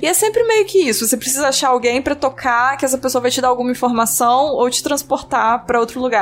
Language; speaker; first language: Portuguese; native; Portuguese